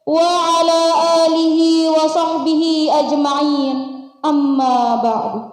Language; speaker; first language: Arabic; non-native, learner; Sasak